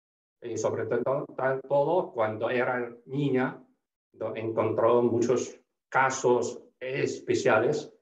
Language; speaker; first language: Spanish; non-native, fluent; Chinese